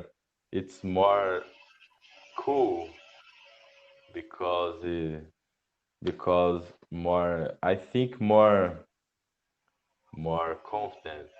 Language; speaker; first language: English; non-native, learner; Portuguese